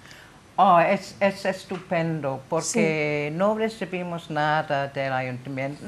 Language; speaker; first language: Spanish; non-native, learner; English